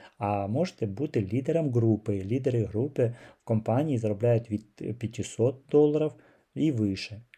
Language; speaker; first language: Ukrainian; non-native, local second language; Russian